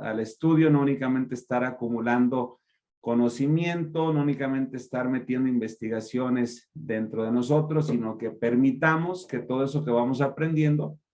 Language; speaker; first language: Spanish; native; Spanish